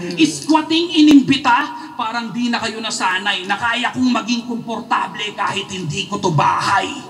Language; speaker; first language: Filipino; native; Filipino